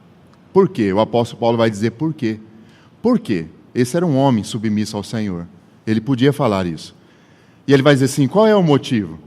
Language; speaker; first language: Portuguese; native; Portuguese